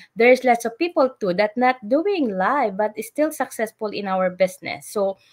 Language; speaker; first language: English; non-native, local second language; Filipino